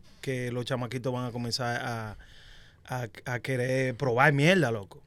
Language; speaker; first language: Spanish; native; Spanish